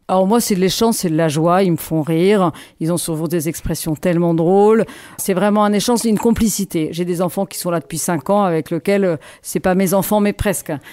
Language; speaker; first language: French; native; French